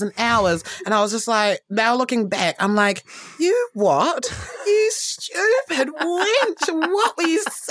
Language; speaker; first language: English; early bilingual, other home language; Shona